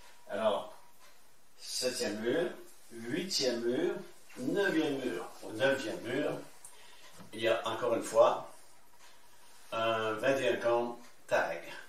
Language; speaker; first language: French; native; French